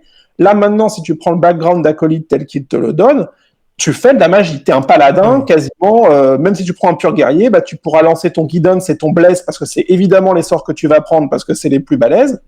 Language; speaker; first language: French; native; French